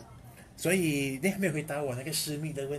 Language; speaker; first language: Chinese; native; Chinese